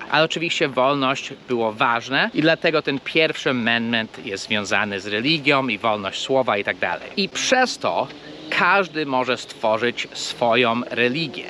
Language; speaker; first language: Polish; non-native, fluent; English